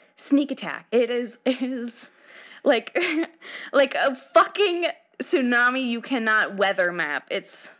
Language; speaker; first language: English; native; English